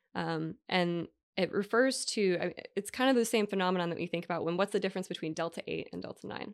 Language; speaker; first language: English; native; English